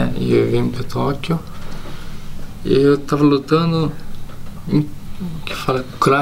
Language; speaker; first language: Portuguese; early bilingual, heritage; Portuguese